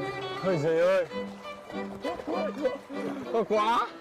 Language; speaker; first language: Vietnamese; non-native, learner; English